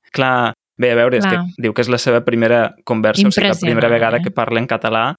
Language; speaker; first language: Catalan; native; Catalan